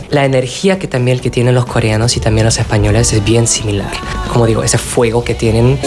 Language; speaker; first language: Spanish; non-native, fluent; Korean